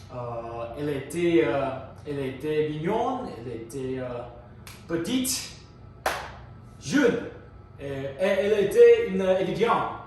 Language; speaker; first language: French; non-native, learner; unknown